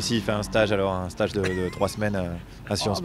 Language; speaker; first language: French; native; French